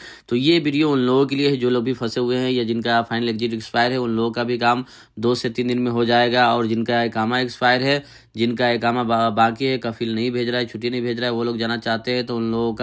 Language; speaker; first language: Hindi; native; Hindi